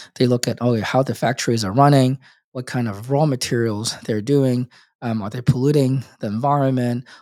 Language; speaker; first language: English; non-native, local second language; Cantonese